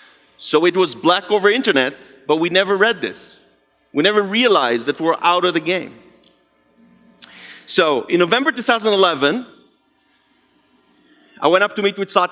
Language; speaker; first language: English; non-native, fluent; Hebrew